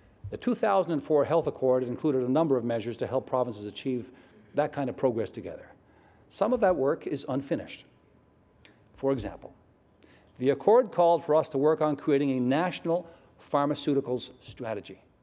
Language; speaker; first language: English; native; English